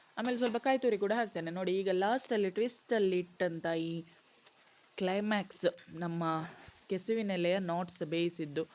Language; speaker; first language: Kannada; non-native, local second language; Konkani